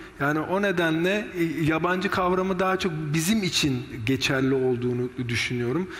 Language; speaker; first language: Turkish; early bilingual, heritage; Turkish